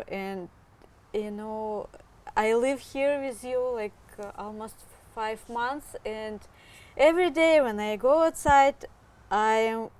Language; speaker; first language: English; non-native, learner; Ukrainian